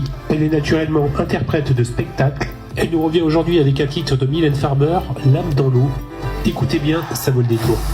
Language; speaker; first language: French; native; French